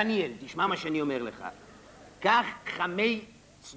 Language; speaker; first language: Hebrew; native; Hebrew